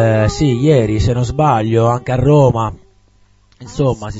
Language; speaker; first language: Italian; native; Italian